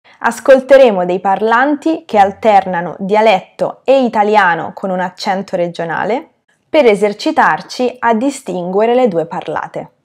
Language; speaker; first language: Italian; native; Italian